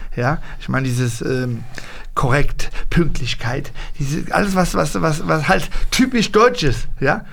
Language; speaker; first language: German; early bilingual, other home language; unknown